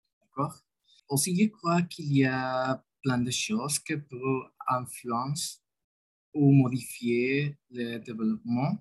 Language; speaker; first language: French; non-native, learner; Spanish